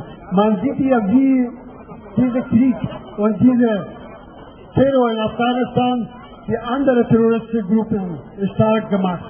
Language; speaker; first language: German; non-native, fluent; Persian